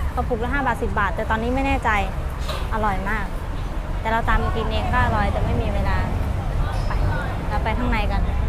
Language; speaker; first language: Thai; non-native, fluent; Mon